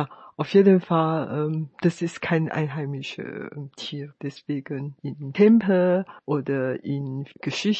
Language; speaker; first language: German; non-native, fluent; Chinese